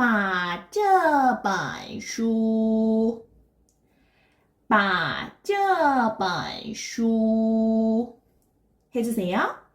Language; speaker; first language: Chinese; non-native, fluent; Korean